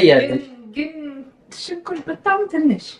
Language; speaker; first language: Amharic; non-native, learner; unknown